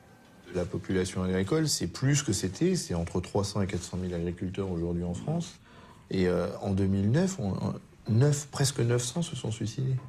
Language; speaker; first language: French; native; French